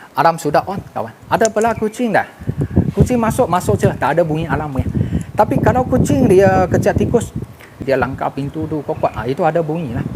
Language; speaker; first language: Malay; non-native, local second language; Chinese